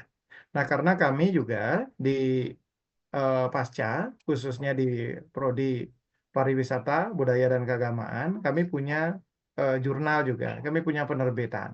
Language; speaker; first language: Indonesian; non-native, local second language; Balinese